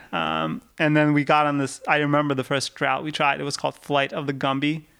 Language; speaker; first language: English; early bilingual, other home language; Russian